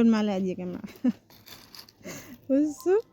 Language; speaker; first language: Arabic; native; Arabic